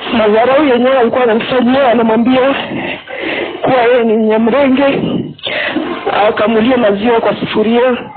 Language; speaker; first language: Swahili; non-native, local second language; Kinyarwanda